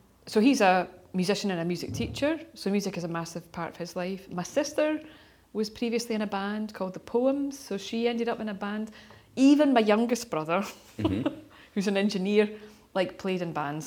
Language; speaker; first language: English; native; English